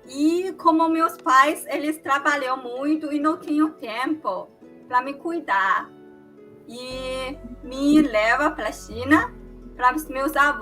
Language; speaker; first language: Portuguese; early bilingual, heritage; Chinese